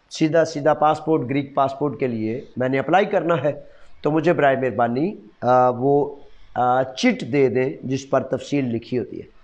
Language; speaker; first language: Urdu; non-native, local second language; Punjabi